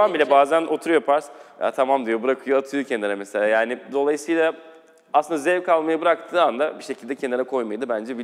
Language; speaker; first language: Turkish; native; Turkish